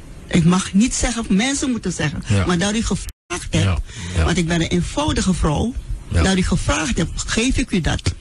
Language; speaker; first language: Dutch; non-native, local second language; Sranan Tongo